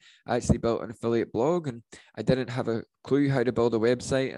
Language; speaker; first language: English; native; English